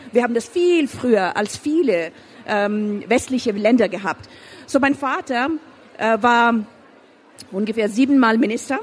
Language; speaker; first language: German; non-native, fluent; Persian